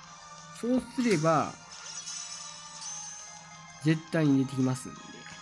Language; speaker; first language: Japanese; native; Japanese